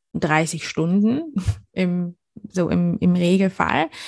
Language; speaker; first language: German; non-native, fluent; Bulgarian